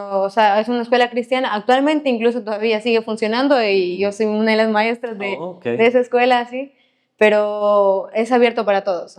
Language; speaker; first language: Spanish; native; Spanish